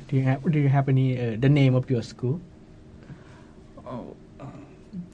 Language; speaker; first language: English; non-native, fluent; Thai